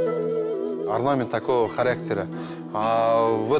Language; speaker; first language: Russian; non-native, local second language; Kazakh